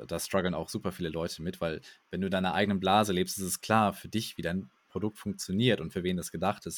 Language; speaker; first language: German; native; German